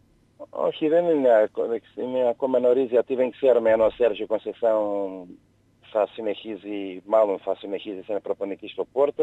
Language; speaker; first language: Greek; non-native, learner; Portuguese